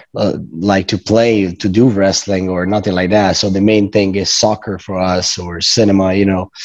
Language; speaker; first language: English; non-native, fluent; Italian